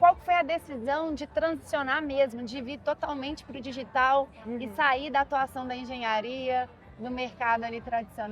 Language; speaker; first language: Portuguese; native; Portuguese